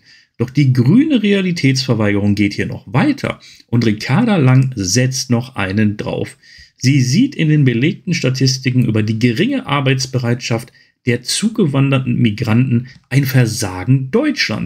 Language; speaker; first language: German; native; German